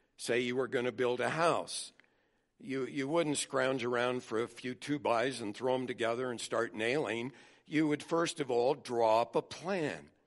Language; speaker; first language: English; native; English